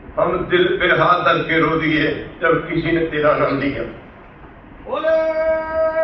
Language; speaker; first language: Urdu; non-native, local second language; Punjabi